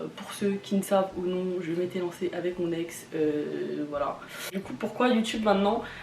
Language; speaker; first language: French; early bilingual, other home language; Vietnamese